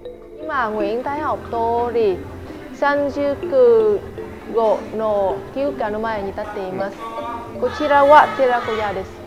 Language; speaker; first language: Japanese; non-native, learner; Vietnamese